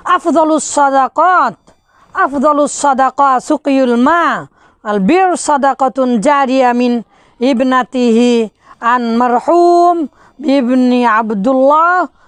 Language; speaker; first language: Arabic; non-native, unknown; Bangla